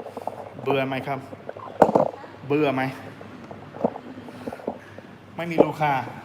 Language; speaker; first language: Thai; non-native, learner; English